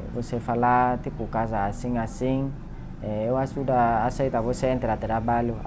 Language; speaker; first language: Portuguese; non-native, learner; Vietnamese